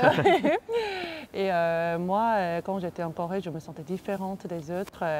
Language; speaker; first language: French; non-native, fluent; Korean